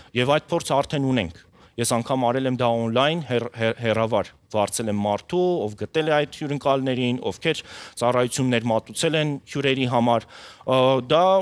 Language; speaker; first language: Armenian; native; Armenian